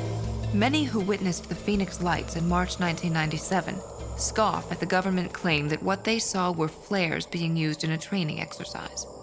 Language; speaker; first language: English; native; English